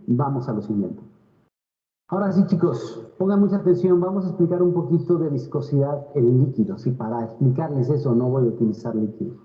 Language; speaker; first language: Spanish; native; Spanish